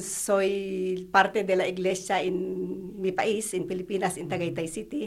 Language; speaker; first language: Spanish; non-native, learner; Filipino